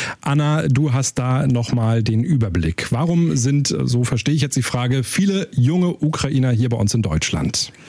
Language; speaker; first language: German; native; German